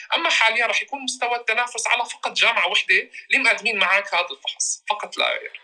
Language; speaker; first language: Arabic; native; Arabic